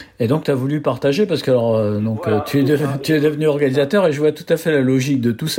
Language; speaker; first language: French; native; French